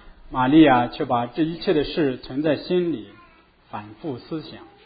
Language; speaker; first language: Chinese; native; Chinese